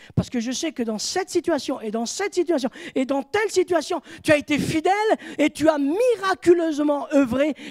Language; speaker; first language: French; native; French